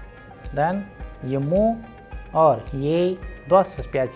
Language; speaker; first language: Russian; non-native, fluent; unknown